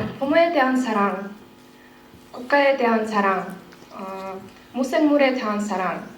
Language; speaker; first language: Korean; non-native, fluent; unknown